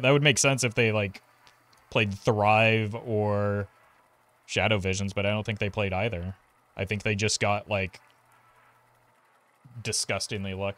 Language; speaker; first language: English; native; English